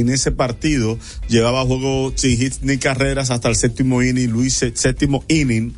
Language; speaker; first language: Spanish; native; Spanish